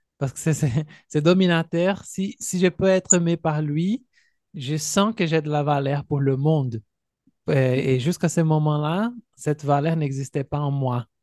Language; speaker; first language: French; non-native, fluent; Portuguese